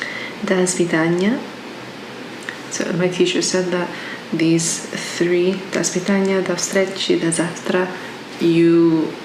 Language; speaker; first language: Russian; non-native, learner; English